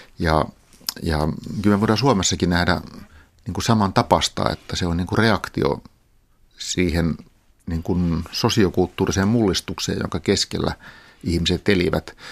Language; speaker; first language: Finnish; native; Finnish